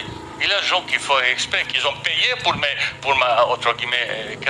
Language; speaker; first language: French; non-native, fluent; Bosnian